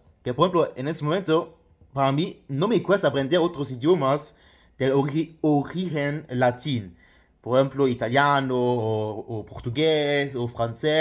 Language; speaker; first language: Spanish; non-native, fluent; Luxembourgish